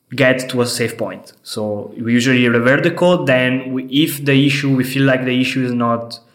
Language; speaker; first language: English; non-native, fluent; Italian